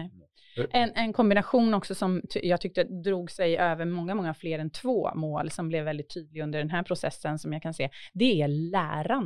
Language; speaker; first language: Swedish; native; Swedish